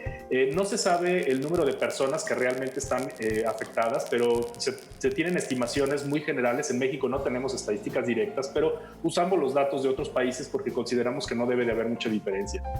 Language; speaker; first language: Spanish; native; Spanish